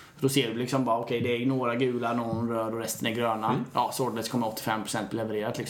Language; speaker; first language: Swedish; native; Swedish